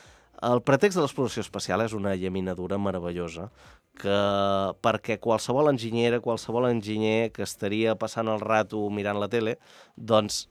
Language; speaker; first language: Catalan; native; Catalan